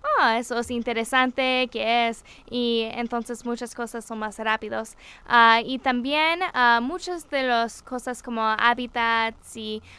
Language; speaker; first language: Spanish; non-native, learner; English